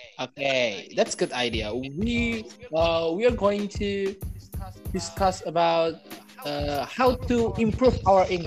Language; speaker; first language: English; non-native, learner; Indonesian